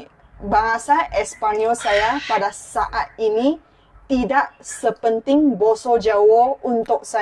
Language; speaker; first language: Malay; non-native, local second language; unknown